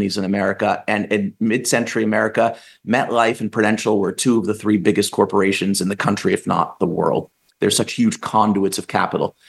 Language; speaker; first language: English; native; English